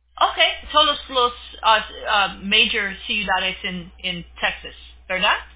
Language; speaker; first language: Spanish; non-native, learner; English